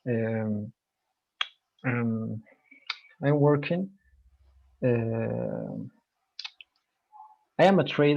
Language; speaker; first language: English; non-native, learner; Spanish